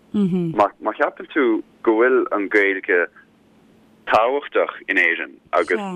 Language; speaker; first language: Irish; non-native, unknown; German